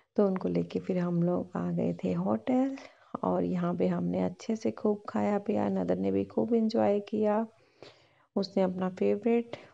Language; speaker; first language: Hindi; non-native, local second language; Punjabi